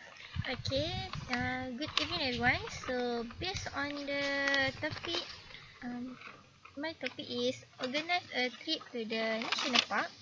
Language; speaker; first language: English; non-native, learner; Malay